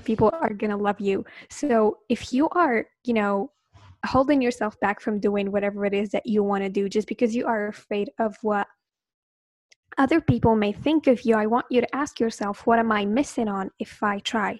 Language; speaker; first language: English; non-native, fluent; Arabic